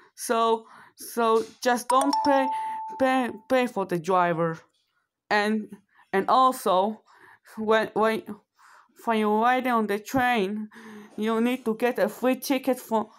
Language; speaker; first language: English; non-native, learner; Hebrew